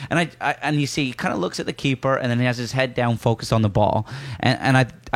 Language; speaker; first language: English; native; English